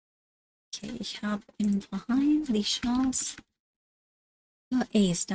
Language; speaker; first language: German; non-native, fluent; English